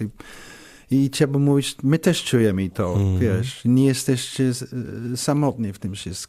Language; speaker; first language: Polish; non-native, learner; English